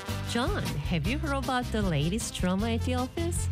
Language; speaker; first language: English; non-native, fluent; Korean